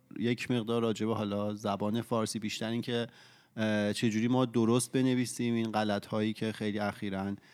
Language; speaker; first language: Persian; native; Persian